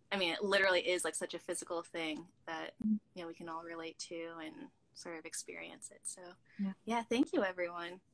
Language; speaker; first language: English; native; English